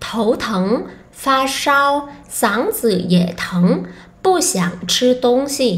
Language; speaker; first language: Chinese; non-native, learner; Vietnamese